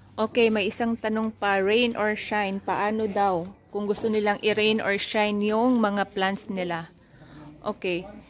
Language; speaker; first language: Filipino; non-native, local second language; Cebuano